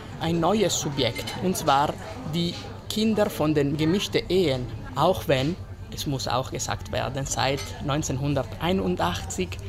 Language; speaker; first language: German; non-native, local second language; Italian